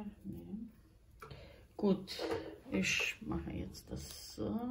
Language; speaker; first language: German; non-native, fluent; Croatian